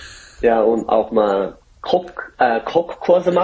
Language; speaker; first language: German; non-native, fluent; Korean